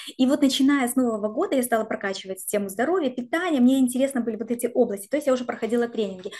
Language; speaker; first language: Russian; native; Russian